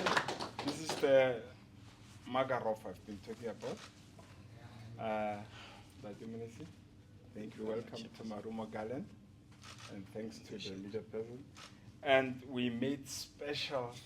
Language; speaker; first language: English; non-native, local second language; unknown